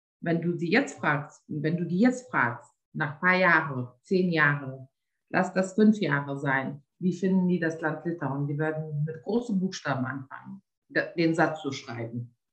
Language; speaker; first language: German; non-native, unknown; Lithuanian